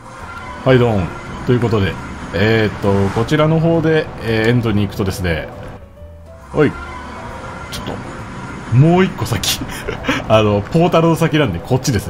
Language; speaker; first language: Japanese; native; Japanese